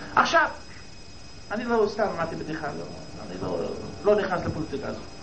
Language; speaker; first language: Hebrew; non-native, fluent; English